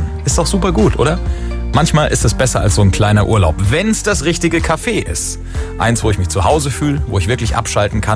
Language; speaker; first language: German; native; German